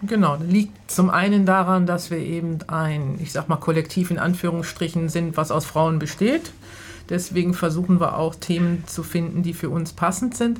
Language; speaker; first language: German; native; German